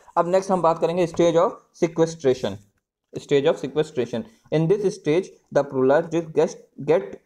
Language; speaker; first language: Hindi; native; Hindi